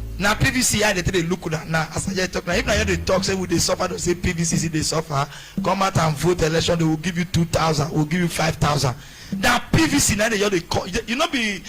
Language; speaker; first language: Nigerian Pidgin; non-native, local second language; Igbo